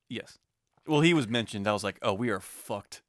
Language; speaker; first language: English; native; English